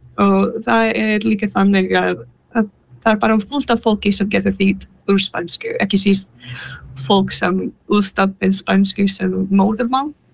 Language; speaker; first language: Icelandic; non-native, fluent; English